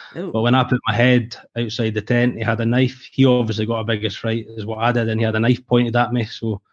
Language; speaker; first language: English; native; English